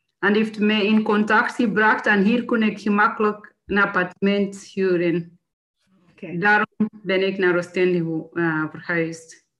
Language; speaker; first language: Dutch; non-native, learner; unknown